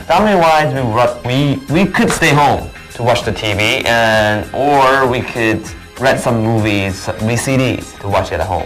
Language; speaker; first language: English; non-native, fluent; Chinese